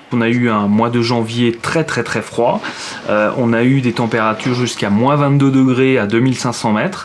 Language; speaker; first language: French; native; French